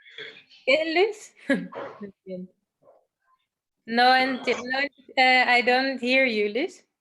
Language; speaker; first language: Spanish; non-native, fluent; Dutch